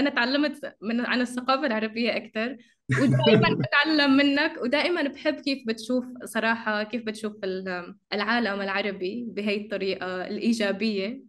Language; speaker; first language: Arabic; native; Arabic